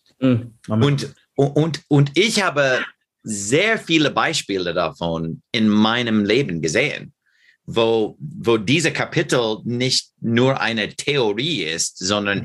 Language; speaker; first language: German; non-native, learner; English